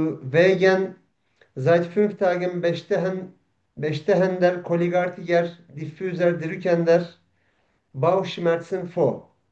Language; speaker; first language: German; non-native, learner; Turkish